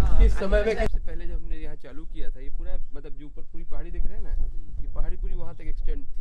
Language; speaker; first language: Hindi; native; Hindi